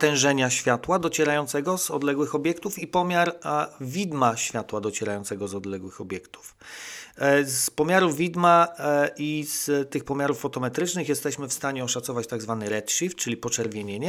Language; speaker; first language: Polish; native; Polish